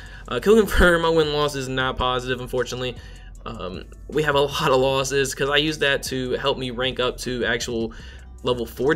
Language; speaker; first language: English; native; English